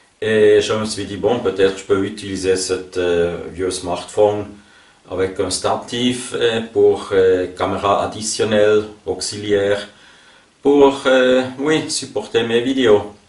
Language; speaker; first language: French; non-native, local second language; German